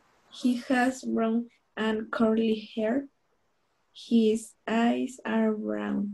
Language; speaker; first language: English; non-native, learner; Spanish